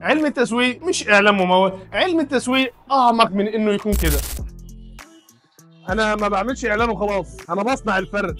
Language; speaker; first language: Arabic; native; Arabic